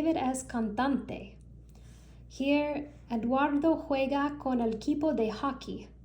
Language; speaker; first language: Spanish; non-native, learner; English